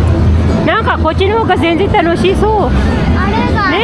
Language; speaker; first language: Japanese; non-native, learner; Filipino